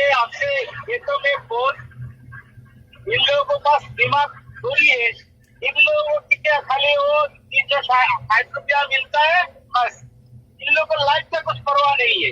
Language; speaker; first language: Hindi; non-native, learner; Bangla